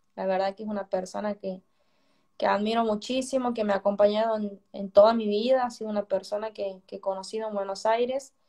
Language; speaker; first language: Spanish; native; Spanish